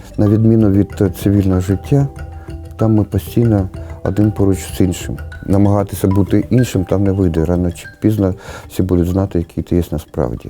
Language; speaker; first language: Ukrainian; non-native, local second language; Russian